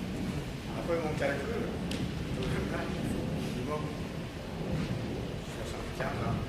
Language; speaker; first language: French; non-native, learner; Japanese